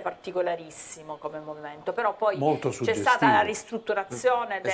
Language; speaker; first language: Italian; native; Italian